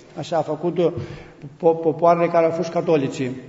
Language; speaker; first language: Romanian; non-native, learner; Greek